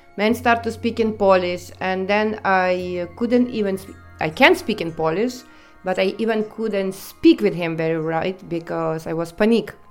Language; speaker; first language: English; non-native, learner; Ukrainian